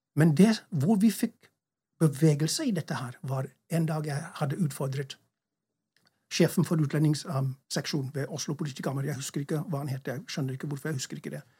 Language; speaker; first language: Norwegian; non-native, fluent; English